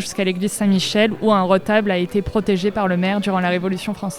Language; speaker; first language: French; native; French